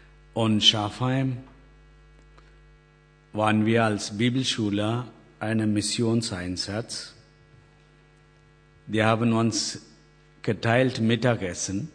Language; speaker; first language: German; non-native, learner; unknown